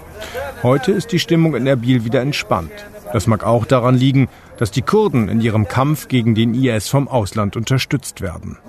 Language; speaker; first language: German; native; German